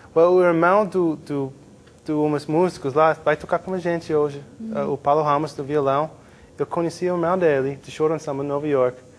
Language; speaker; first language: Portuguese; non-native, learner; English